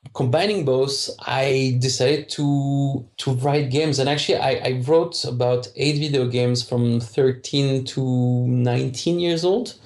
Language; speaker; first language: English; non-native, fluent; French